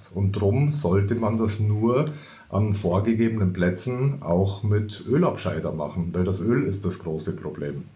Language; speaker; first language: German; native; German